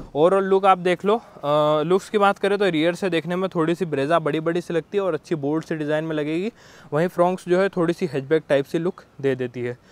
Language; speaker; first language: Hindi; native; Hindi